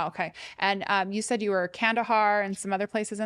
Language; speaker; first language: English; native; English